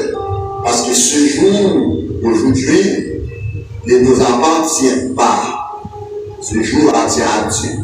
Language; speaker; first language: French; non-native, local second language; Haitian Creole